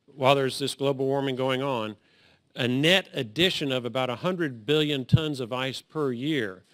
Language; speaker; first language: English; native; English